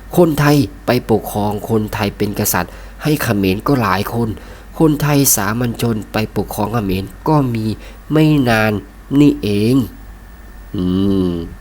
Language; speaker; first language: Thai; native; Thai